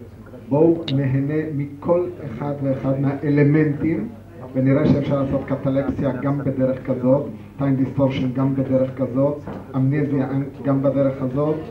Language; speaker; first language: Hebrew; native; Hebrew